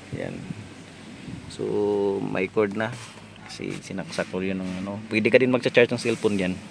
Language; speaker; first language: Filipino; non-native, local second language; Cebuano